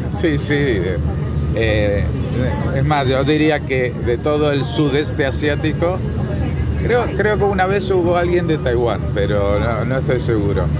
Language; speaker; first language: Spanish; native; Spanish